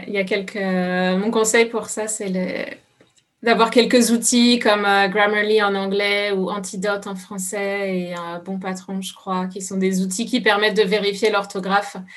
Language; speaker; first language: French; native; French